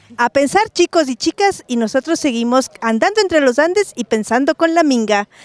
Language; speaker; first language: Spanish; native; Spanish